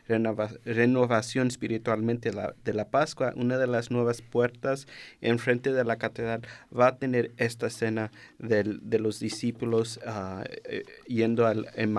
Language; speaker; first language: Spanish; early bilingual, heritage; Spanish